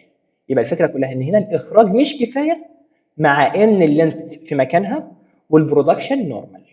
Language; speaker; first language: Arabic; native; Arabic